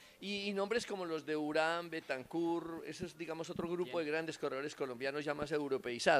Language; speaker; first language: Spanish; native; Spanish